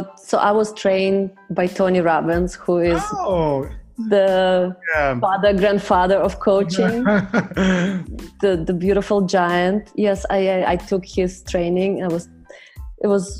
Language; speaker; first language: English; non-native, fluent; Russian